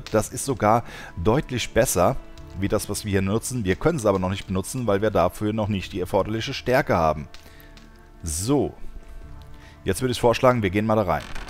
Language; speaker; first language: German; native; German